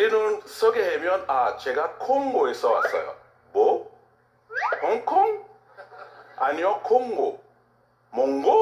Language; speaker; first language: Korean; non-native, learner; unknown